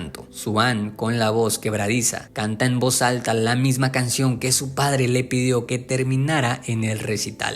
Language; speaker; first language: Spanish; native; Spanish